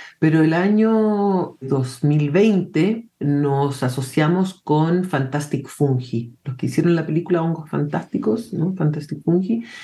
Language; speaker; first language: Spanish; early bilingual, heritage; Spanish